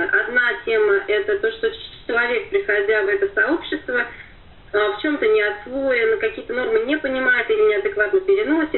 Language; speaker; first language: Russian; native; Russian